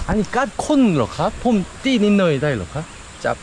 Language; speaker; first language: Thai; non-native, learner; Korean